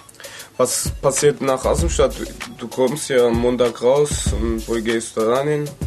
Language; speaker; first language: German; native; German